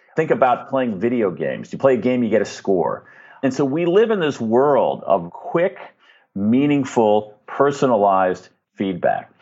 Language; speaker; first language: English; native; English